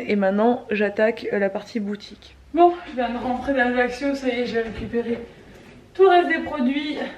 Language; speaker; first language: French; native; French